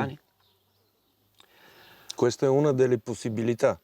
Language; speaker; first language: Italian; non-native, learner; Bulgarian